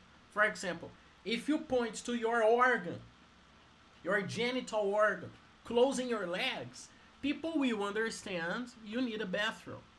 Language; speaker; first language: English; non-native, fluent; Portuguese